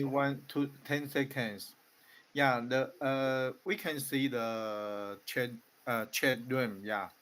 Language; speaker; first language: English; non-native, learner; Chinese